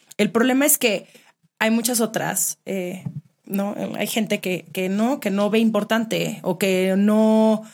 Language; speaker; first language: Spanish; native; Spanish